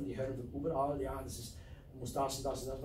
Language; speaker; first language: German; non-native, fluent; English